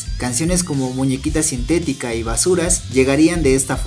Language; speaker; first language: Spanish; native; Spanish